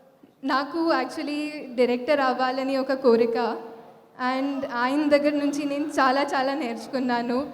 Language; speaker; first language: Telugu; non-native, local second language; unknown